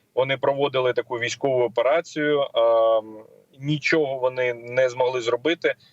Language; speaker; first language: Ukrainian; non-native, local second language; Russian